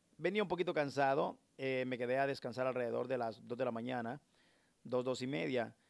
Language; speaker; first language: Spanish; native; Spanish